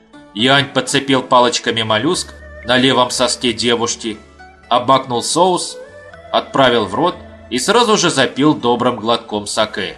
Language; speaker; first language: Russian; native; Russian